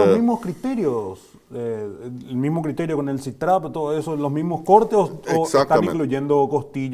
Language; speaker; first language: Spanish; native; Spanish